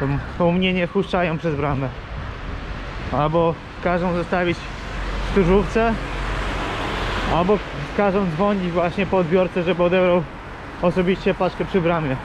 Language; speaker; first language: Polish; native; Polish